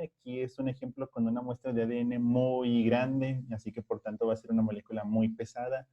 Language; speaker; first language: Spanish; native; Spanish